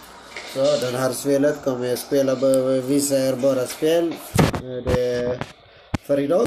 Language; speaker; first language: Swedish; non-native, learner; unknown